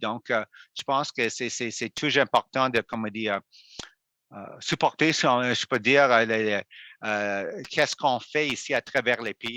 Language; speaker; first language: French; non-native, local second language; English